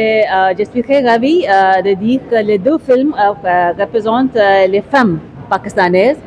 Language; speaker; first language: French; non-native, fluent; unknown